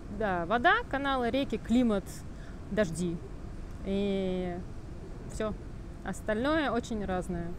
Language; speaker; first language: Russian; native; Russian